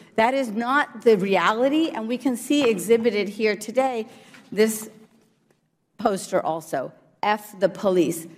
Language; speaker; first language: English; early bilingual, other home language; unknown